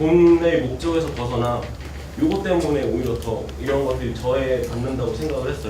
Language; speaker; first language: Korean; native; Korean